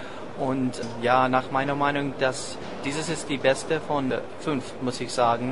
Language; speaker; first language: German; non-native, learner; English